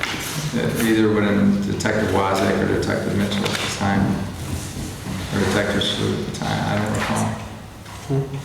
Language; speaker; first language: English; native; English